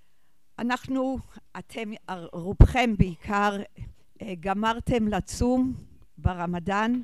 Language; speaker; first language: Hebrew; non-native, fluent; English